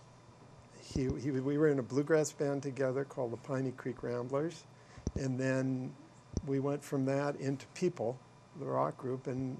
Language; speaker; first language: English; native; English